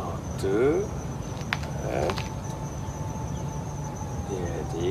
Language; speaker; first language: Turkish; non-native, learner; Japanese